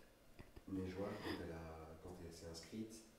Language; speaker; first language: French; native; French